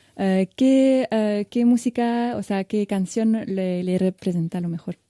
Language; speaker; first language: Spanish; non-native, fluent; French